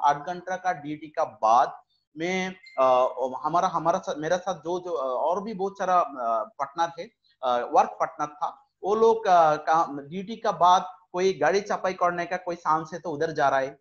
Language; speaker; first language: Hindi; non-native, fluent; Bangla